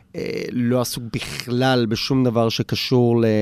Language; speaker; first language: Hebrew; native; Hebrew